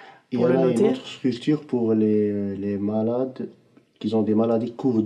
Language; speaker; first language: French; non-native, fluent; Arabic